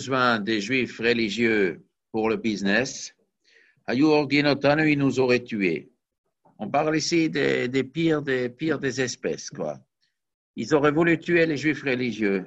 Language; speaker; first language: French; native; French